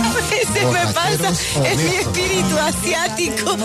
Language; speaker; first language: Spanish; native; Spanish